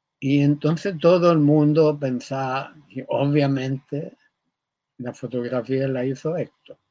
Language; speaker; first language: Spanish; early bilingual, other home language; German